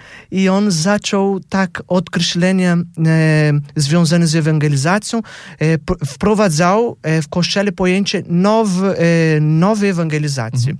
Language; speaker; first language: Polish; non-native, fluent; Portuguese